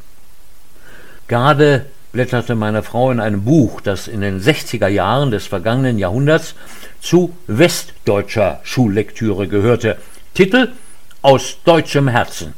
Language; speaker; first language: German; native; German